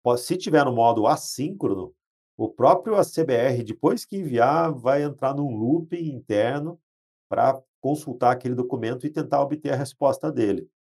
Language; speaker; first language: Portuguese; native; Portuguese